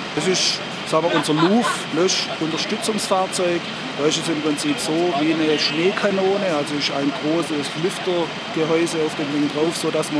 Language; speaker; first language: German; native; German